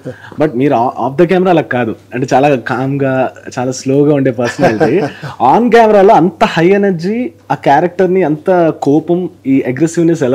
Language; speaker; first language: Telugu; native; Telugu